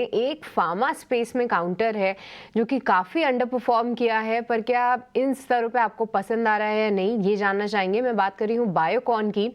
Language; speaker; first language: Hindi; native; Hindi